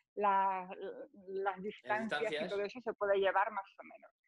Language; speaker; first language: Spanish; native; Spanish